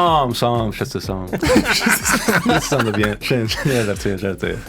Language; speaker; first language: Polish; early bilingual, heritage; English